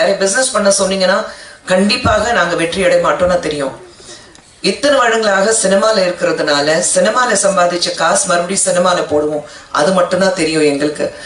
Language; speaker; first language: Tamil; non-native, fluent; Hindi